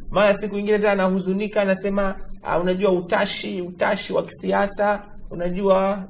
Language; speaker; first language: Swahili; native; Swahili